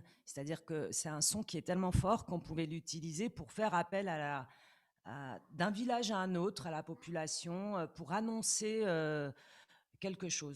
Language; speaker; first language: French; native; French